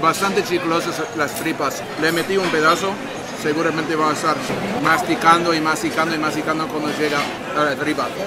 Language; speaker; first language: Spanish; non-native, fluent; English